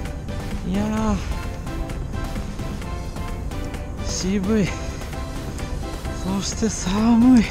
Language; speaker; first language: Japanese; native; Japanese